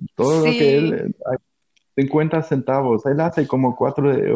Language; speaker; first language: Spanish; non-native, fluent; German